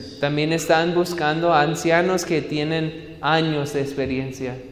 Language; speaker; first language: Spanish; non-native, fluent; English